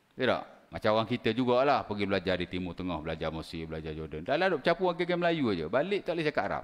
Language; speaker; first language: Malay; native; Malay